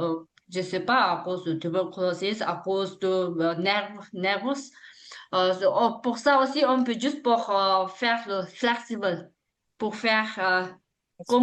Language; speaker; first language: French; non-native, learner; Tibetan